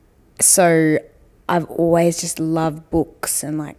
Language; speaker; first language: English; native; English